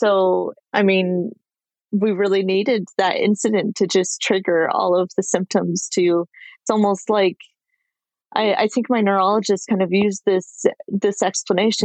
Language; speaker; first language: English; native; English